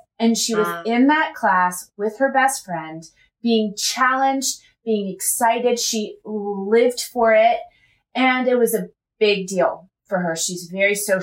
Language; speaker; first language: English; native; English